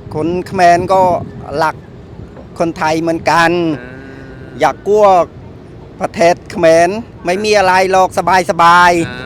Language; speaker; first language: Thai; non-native, learner; Khmer